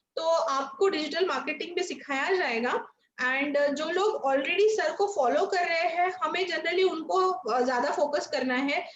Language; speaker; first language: Hindi; non-native, local second language; Marathi